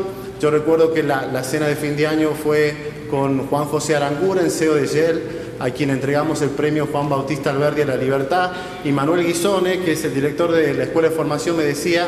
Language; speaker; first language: Spanish; native; Spanish